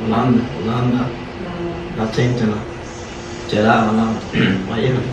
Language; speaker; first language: Russian; non-native, learner; Spanish